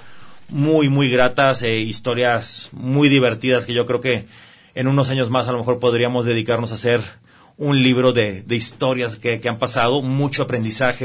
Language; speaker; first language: Spanish; native; Spanish